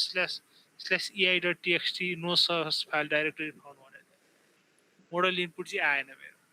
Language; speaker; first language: Nepali; native; Nepali